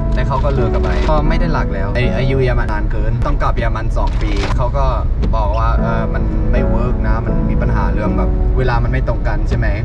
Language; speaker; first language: Thai; non-native, fluent; German